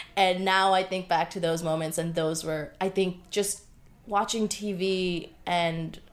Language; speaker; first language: English; non-native, local second language; Bangla